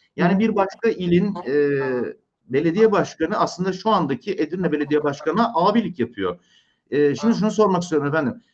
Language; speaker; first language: Turkish; native; Turkish